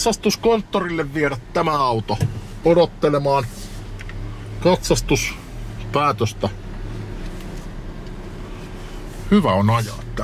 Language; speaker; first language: Finnish; native; Finnish